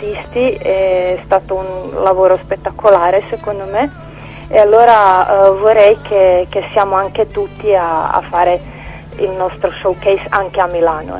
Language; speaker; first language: Italian; non-native, fluent; Croatian